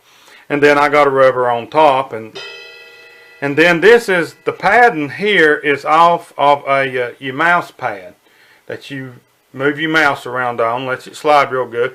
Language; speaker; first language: English; native; English